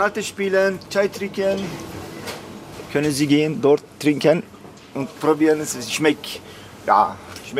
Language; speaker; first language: German; non-native, learner; Turkish